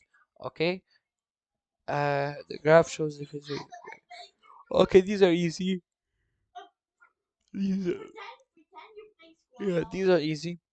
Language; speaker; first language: English; non-native, fluent; Arabic